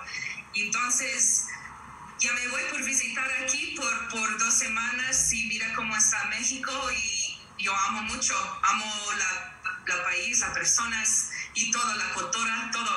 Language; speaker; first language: Spanish; non-native, learner; English